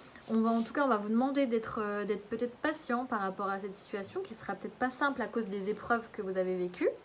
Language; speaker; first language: French; native; French